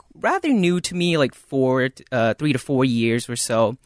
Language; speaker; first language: English; non-native, fluent; Khmer